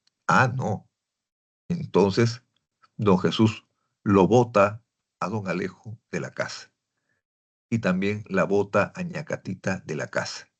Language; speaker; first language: Spanish; native; Spanish